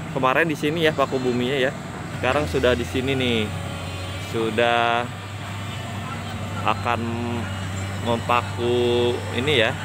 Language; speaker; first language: Indonesian; native; Indonesian